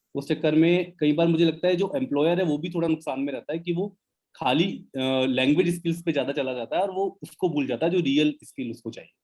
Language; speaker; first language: Hindi; native; Hindi